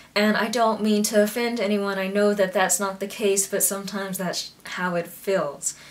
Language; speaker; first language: English; native; English